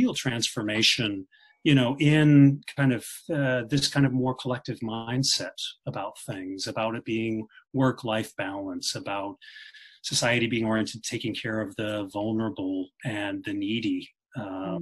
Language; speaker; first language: English; native; English